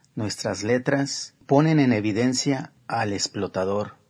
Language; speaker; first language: Spanish; native; Spanish